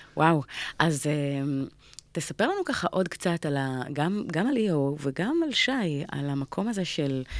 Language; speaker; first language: Hebrew; native; Hebrew